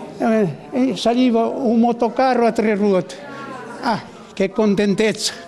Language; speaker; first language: Italian; native; Italian